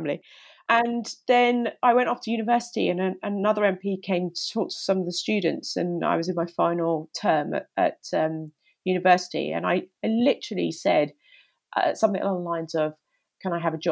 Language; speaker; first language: English; native; English